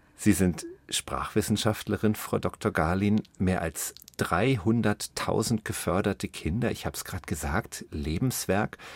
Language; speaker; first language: German; native; German